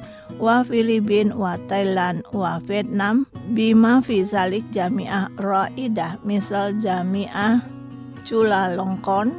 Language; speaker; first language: Arabic; non-native, fluent; Indonesian